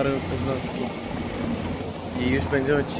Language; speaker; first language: Polish; non-native, fluent; Persian